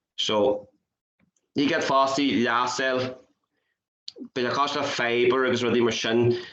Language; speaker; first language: Irish; native; Irish